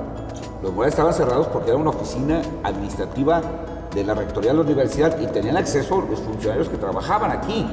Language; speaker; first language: Spanish; native; Spanish